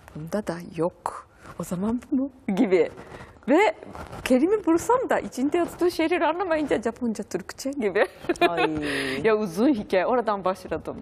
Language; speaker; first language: Turkish; non-native, fluent; Japanese